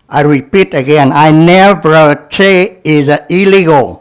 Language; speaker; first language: English; non-native, learner; Vietnamese